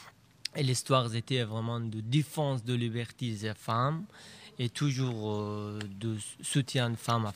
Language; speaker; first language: French; non-native, learner; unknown